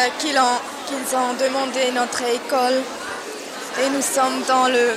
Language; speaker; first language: French; non-native, local second language; German